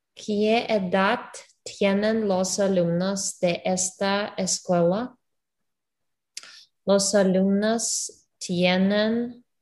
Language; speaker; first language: Spanish; non-native, learner; English